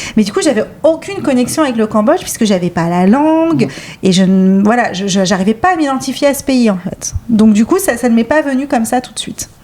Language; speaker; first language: French; native; French